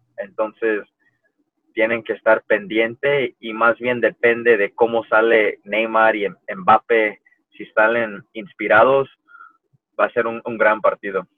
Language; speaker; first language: Spanish; early bilingual, heritage; Spanish